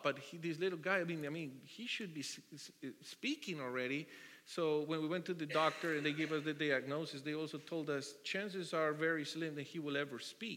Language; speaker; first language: English; non-native, fluent; Spanish